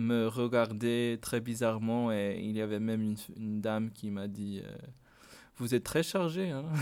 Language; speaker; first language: French; non-native, fluent; Spanish